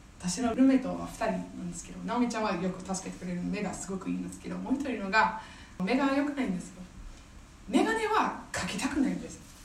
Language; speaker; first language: Japanese; non-native, fluent; English